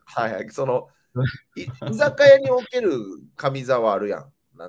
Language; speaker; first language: Japanese; native; Japanese